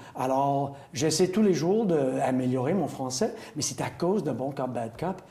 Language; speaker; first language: French; non-native, learner; English